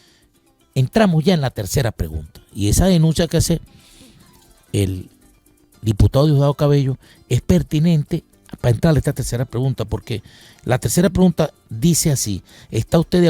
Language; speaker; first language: Spanish; native; Spanish